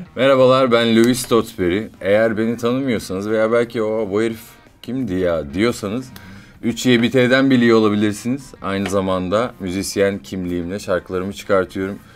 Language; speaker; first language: Turkish; early bilingual, other home language; English